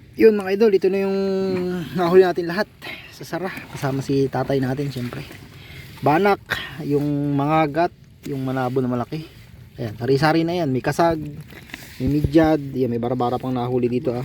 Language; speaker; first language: Filipino; native; Filipino